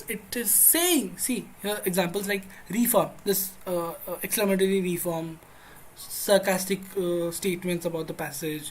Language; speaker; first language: English; non-native, local second language; Hindi